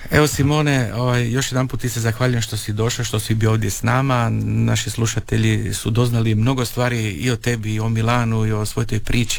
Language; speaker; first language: Serbian; native; Serbian